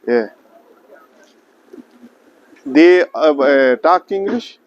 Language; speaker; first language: English; non-native, learner; Urdu